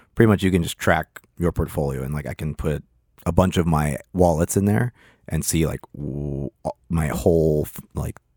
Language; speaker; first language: English; native; English